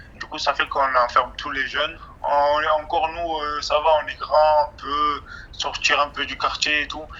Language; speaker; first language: French; native; French